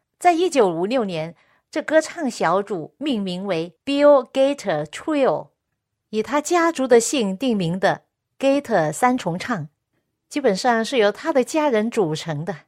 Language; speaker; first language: Chinese; non-native, local second language; Cantonese